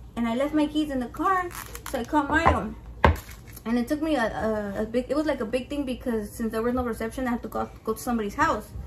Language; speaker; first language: English; early bilingual, other home language; Spanish